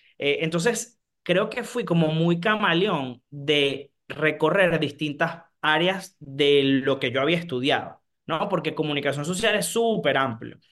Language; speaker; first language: Spanish; native; Spanish